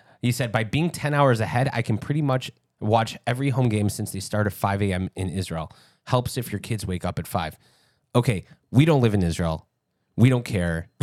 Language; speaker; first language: English; native; English